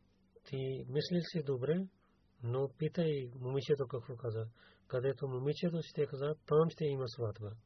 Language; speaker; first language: Bulgarian; non-native, learner; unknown